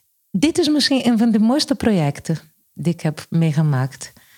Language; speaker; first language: Dutch; non-native, fluent; Portuguese